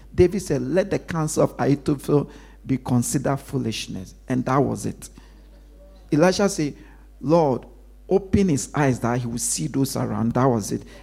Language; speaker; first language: English; non-native, local second language; Akan